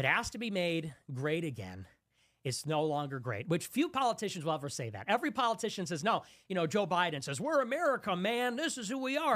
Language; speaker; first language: English; native; English